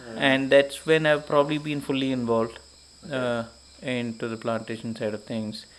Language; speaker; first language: English; non-native, local second language; Malayalam